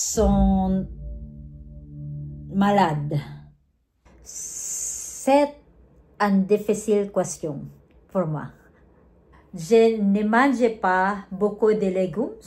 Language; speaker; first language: French; non-native, learner; Filipino